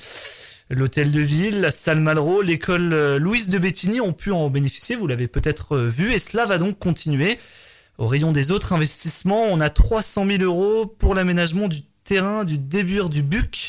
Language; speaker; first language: French; native; French